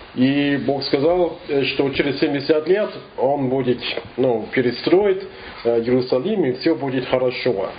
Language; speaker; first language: Russian; non-native, fluent; English